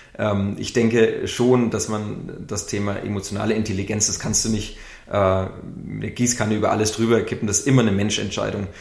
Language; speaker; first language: German; native; German